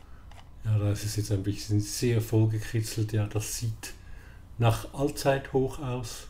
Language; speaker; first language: German; native; German